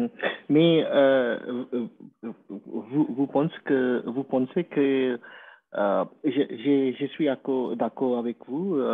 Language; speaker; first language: French; non-native, learner; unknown